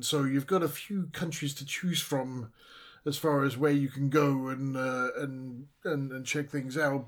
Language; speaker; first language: English; native; English